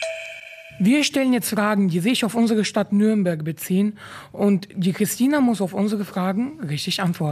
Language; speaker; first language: German; native; German